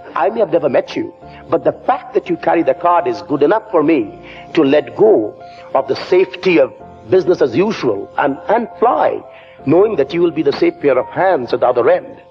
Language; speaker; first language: English; non-native, local second language; Bangla